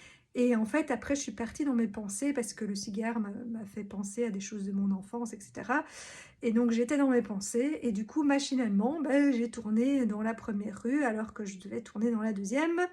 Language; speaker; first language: French; native; French